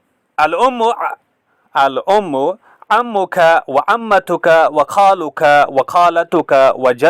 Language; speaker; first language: Arabic; non-native, fluent; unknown